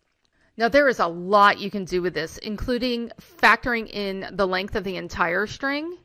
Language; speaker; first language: English; native; English